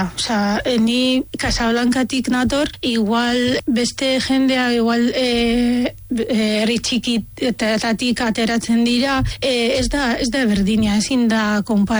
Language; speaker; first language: Basque; non-native, fluent; Arabic